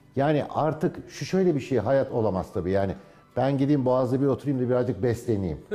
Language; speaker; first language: Turkish; native; Turkish